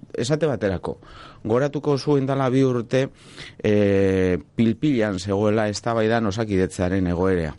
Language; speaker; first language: Basque; non-native, local second language; Spanish